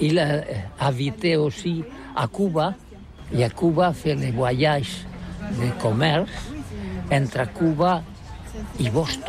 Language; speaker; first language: French; non-native, learner; Catalan